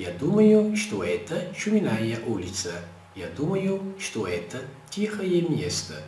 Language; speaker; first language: Russian; non-native, learner; Portuguese